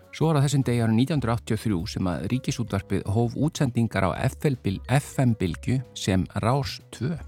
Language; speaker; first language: Icelandic; native; Icelandic